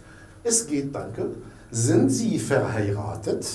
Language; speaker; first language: German; non-native, fluent; Arabic